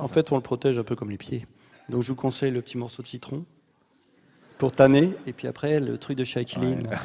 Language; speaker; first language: French; native; French